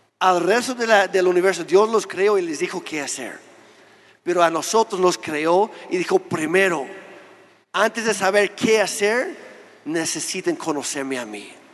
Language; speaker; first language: Spanish; non-native, fluent; English